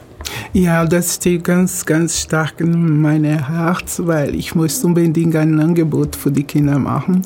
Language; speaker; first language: German; non-native, fluent; Portuguese